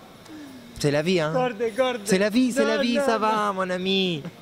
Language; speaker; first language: French; non-native, learner; Spanish